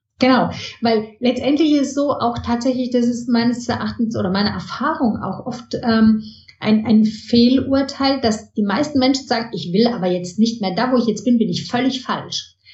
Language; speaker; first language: German; early bilingual, heritage; German